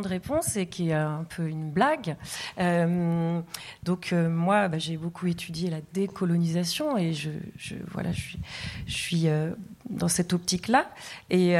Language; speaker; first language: French; non-native, fluent; Tamil